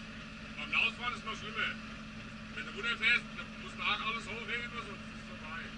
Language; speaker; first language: German; native; German